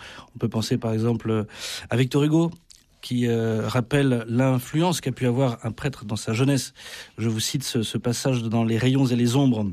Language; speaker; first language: French; native; French